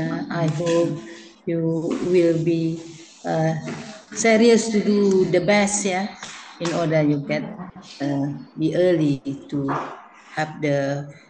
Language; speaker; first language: English; non-native, learner; Indonesian